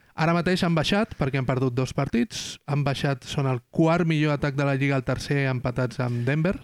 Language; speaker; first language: Catalan; non-native, local second language; Spanish